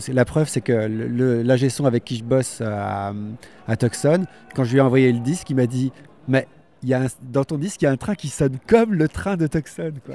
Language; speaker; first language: French; native; French